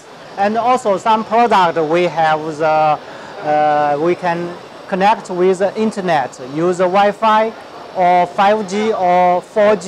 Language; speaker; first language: English; non-native, learner; Chinese